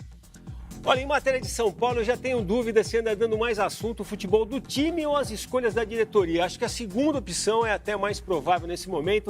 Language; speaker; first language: Portuguese; native; Portuguese